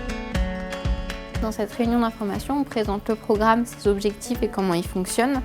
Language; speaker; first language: French; native; French